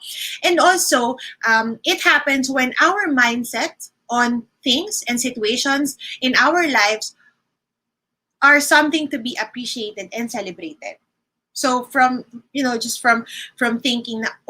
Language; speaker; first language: English; non-native, local second language; Filipino